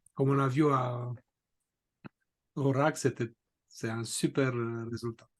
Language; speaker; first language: French; non-native, fluent; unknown